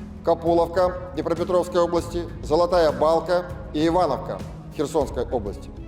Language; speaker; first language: Russian; native; Russian